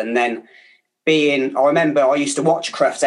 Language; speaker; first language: English; native; English